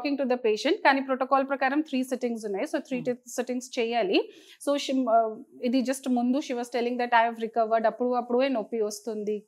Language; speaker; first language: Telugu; non-native, fluent; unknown